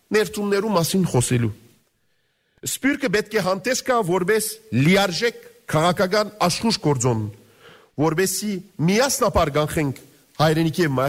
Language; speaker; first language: Armenian; early bilingual, heritage; Armenian